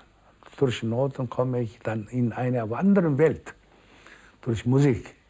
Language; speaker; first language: German; non-native, fluent; Korean